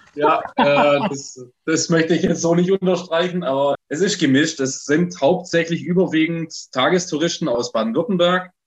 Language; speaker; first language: German; native; German